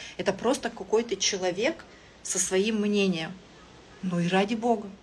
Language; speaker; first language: Russian; native; Russian